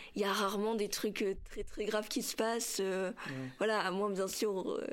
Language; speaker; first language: French; native; French